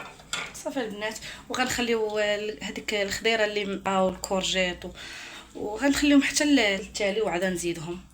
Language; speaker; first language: Arabic; native; Arabic